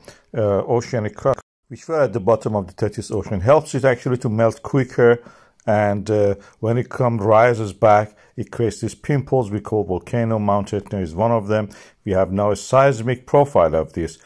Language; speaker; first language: English; non-native, fluent; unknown